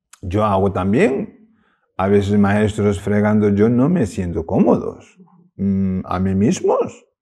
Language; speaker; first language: Spanish; non-native, learner; Tibetan